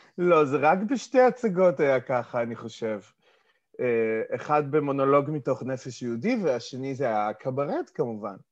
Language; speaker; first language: Hebrew; early bilingual, other home language; English